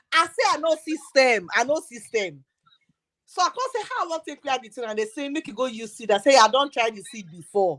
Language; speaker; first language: Nigerian Pidgin; non-native, local second language; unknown